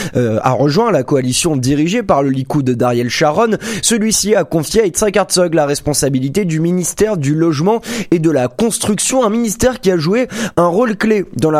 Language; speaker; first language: French; native; French